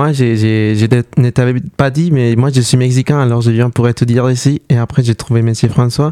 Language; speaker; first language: French; non-native, fluent; Spanish